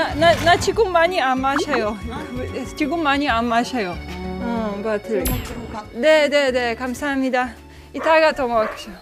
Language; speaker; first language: Korean; non-native, learner; Polish